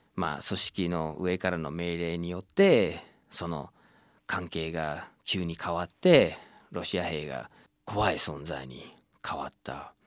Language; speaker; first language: Japanese; non-native, fluent; English